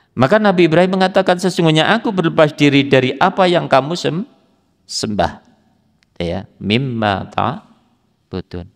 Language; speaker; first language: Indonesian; native; Indonesian